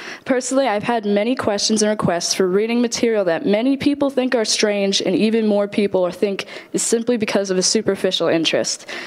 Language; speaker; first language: English; native; English